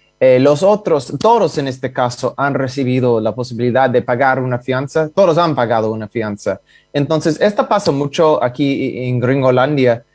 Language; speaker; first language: Spanish; non-native, fluent; English